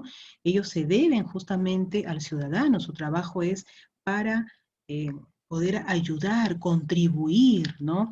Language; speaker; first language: Spanish; native; Spanish